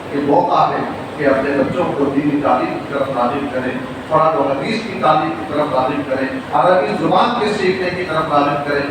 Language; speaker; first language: Urdu; native; Urdu